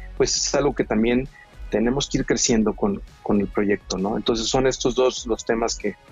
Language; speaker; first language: Spanish; native; Spanish